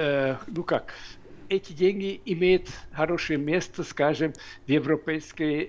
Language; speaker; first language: Russian; non-native, fluent; Hungarian